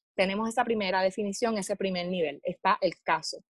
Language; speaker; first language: Spanish; native; Spanish